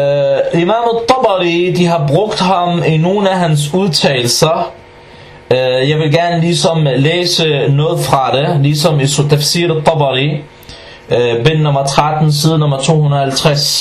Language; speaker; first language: Danish; non-native, fluent; Arabic